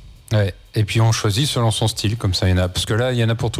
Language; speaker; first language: French; native; French